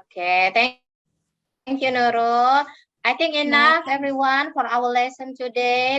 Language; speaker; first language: English; non-native, fluent; Indonesian